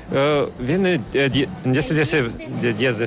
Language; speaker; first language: Spanish; non-native, learner; Russian